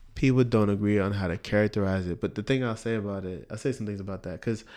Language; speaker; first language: English; native; English